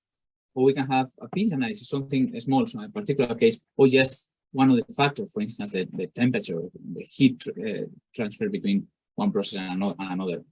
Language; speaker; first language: English; non-native, fluent; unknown